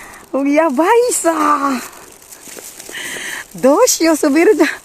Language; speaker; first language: Japanese; non-native, learner; Filipino